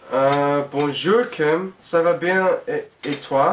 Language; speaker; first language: French; non-native, learner; English